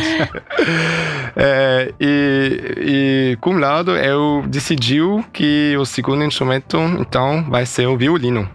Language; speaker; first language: Portuguese; early bilingual, heritage; German